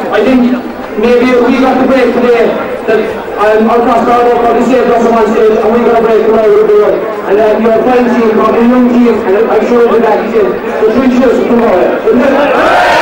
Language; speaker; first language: English; native; English